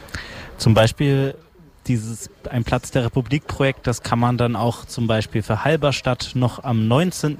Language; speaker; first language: German; native; German